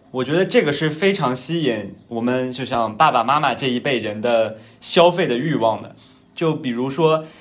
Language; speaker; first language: Chinese; native; Chinese